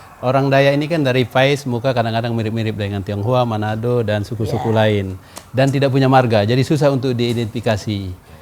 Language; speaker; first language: Indonesian; non-native, local second language; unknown